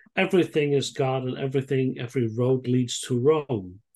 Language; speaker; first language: English; non-native, fluent; Dutch